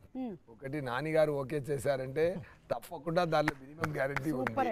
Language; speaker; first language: Telugu; non-native, learner; Tamil